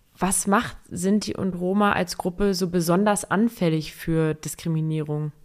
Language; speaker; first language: German; native; German